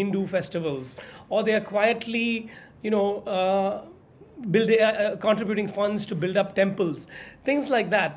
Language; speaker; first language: English; non-native, local second language; Tamil